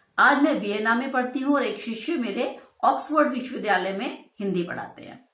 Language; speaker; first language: Hindi; native; Hindi